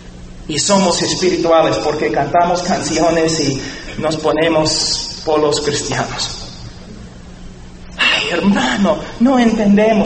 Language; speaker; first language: Spanish; non-native, fluent; English